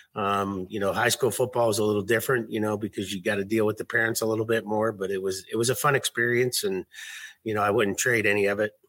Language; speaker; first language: English; native; English